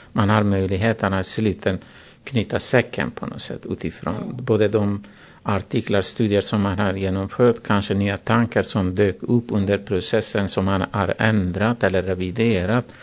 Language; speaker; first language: Swedish; non-native, fluent; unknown